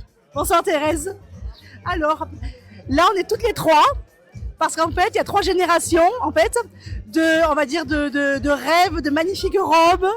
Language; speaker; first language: French; native; French